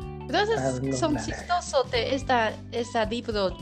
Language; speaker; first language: Spanish; non-native, learner; Chinese